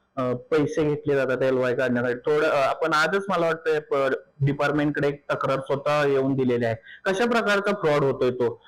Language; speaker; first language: Marathi; native; Marathi